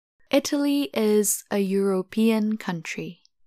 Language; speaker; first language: English; non-native, fluent; Indonesian